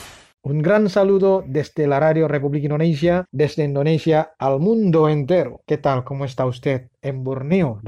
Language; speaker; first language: Spanish; non-native, fluent; Indonesian